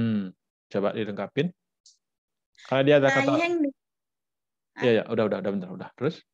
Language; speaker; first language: Indonesian; native; Indonesian